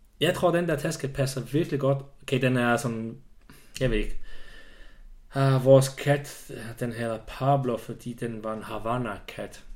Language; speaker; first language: Danish; non-native, fluent; Swiss German